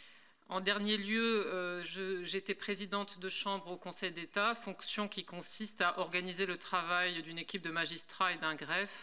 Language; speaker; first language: French; native; French